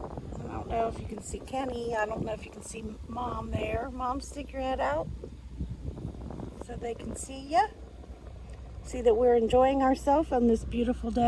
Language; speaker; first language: English; native; English